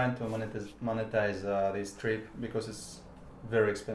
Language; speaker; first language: English; non-native, learner; Russian